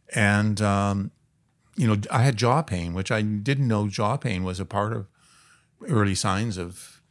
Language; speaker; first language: English; native; English